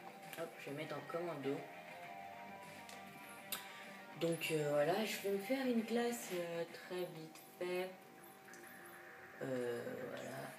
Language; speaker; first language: French; native; French